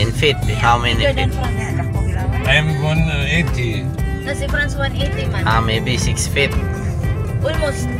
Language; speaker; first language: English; non-native, local second language; Cebuano